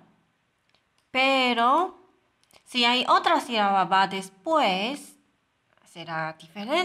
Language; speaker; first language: Spanish; non-native, fluent; Chinese